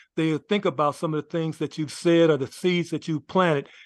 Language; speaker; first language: English; native; English